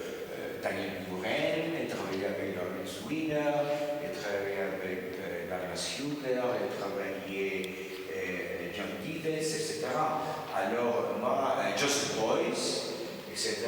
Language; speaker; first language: French; non-native, fluent; Spanish